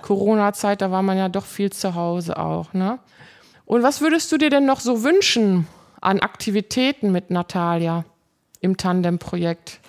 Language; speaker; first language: German; native; German